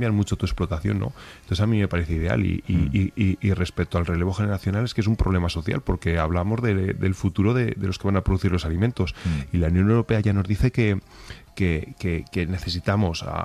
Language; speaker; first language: Spanish; native; Spanish